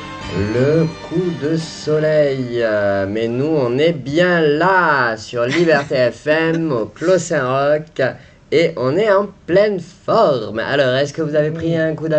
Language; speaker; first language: French; native; French